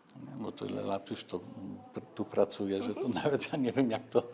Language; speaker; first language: Polish; native; Polish